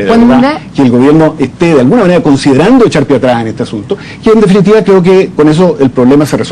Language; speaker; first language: Spanish; native; Spanish